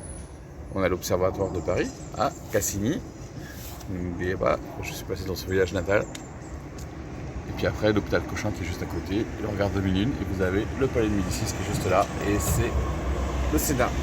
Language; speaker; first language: French; native; French